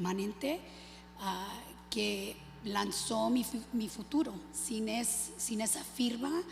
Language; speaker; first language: Spanish; early bilingual, other home language; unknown